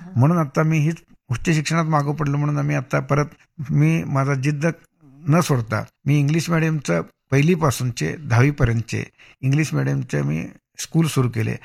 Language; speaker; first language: Marathi; non-native, local second language; Kannada